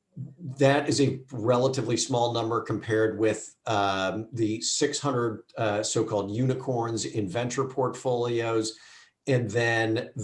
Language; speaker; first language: English; native; English